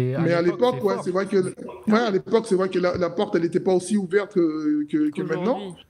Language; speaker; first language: French; native; French